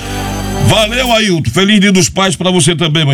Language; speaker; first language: Portuguese; native; Portuguese